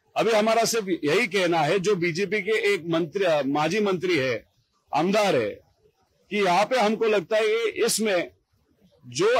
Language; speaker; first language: Hindi; non-native, local second language; Marathi